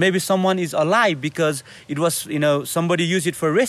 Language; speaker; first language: English; non-native, local second language; Nepali